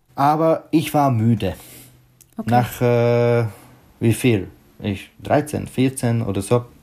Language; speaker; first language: German; non-native, learner; Czech